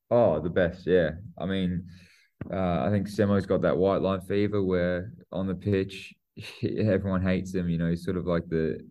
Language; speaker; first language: English; native; English